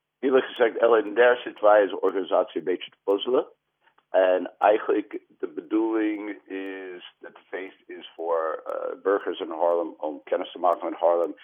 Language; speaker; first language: Dutch; non-native, fluent; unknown